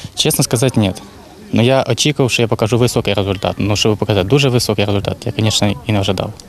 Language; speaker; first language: Ukrainian; native; Ukrainian